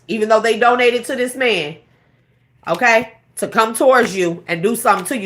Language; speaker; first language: English; native; English